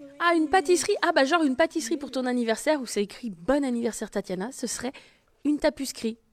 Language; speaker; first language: French; native; French